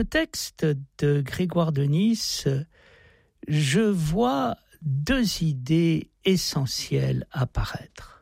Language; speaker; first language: French; native; French